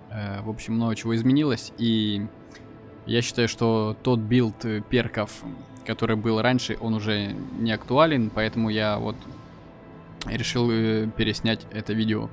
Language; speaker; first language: Russian; native; Russian